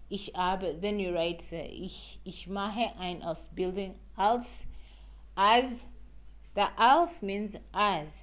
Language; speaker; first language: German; non-native, learner; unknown